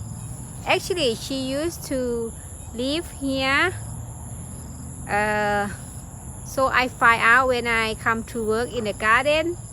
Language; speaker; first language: English; non-native, learner; Thai